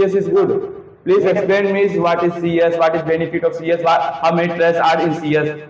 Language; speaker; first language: English; non-native, learner; Hindi